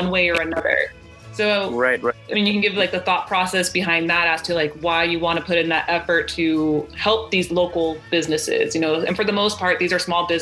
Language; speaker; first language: English; early bilingual, other home language; Spanish